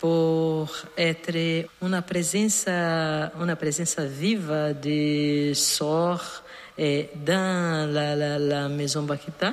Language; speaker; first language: French; non-native, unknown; Portuguese